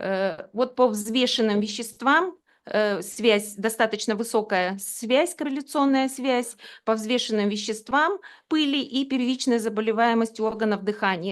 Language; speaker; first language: Russian; native; Russian